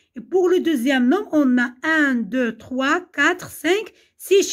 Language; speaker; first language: French; non-native, local second language; Arabic